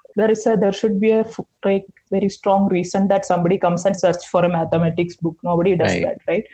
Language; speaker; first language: English; non-native, local second language; Malayalam